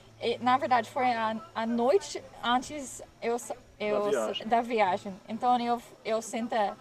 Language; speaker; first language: Portuguese; non-native, learner; English